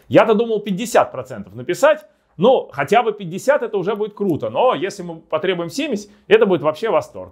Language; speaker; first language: Russian; native; Russian